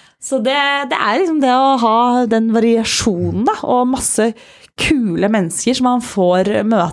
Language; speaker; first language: Norwegian; native; Norwegian